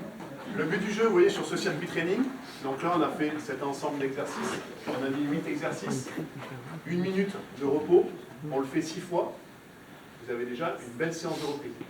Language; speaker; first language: French; native; French